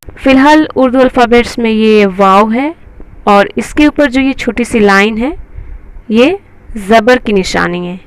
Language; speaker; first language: Hindi; native; Hindi